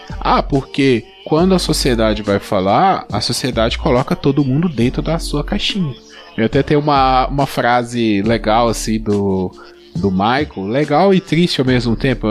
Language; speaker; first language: Portuguese; native; Portuguese